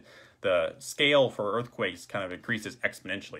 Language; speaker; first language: English; native; English